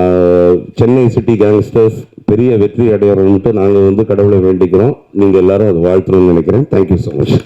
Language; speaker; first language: Tamil; native; Tamil